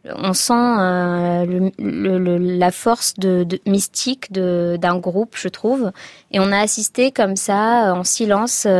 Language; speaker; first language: French; non-native, local second language; Arabic